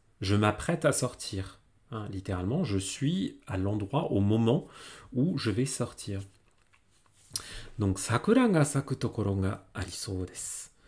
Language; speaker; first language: French; native; French